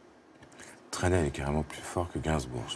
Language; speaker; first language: French; native; French